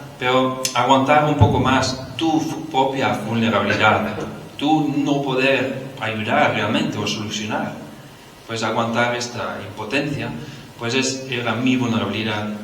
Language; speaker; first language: Spanish; non-native, fluent; Dutch